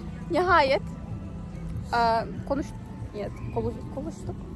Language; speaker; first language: Turkish; non-native, fluent; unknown